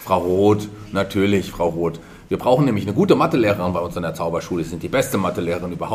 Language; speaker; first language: German; native; German